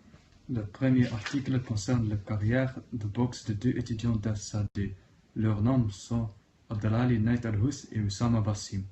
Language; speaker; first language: French; non-native, learner; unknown